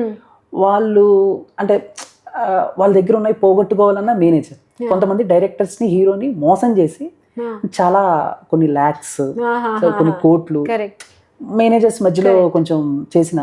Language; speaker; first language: Telugu; native; Telugu